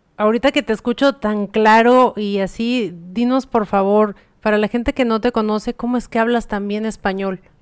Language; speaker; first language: Spanish; native; Spanish